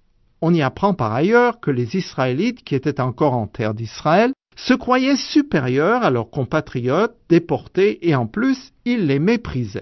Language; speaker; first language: French; native; French